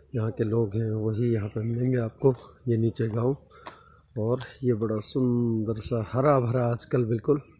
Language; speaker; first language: Hindi; native; Hindi